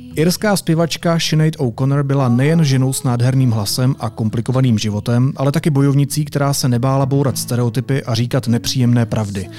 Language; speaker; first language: Czech; native; Czech